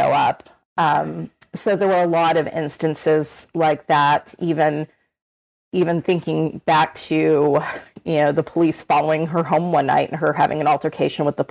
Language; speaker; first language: English; native; English